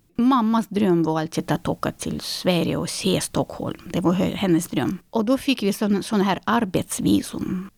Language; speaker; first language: Swedish; non-native, fluent; Russian